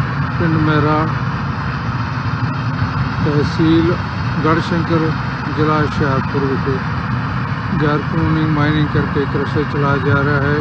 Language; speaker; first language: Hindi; non-native, local second language; Punjabi